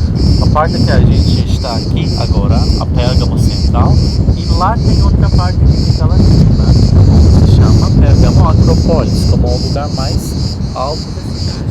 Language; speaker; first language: Portuguese; non-native, fluent; Turkish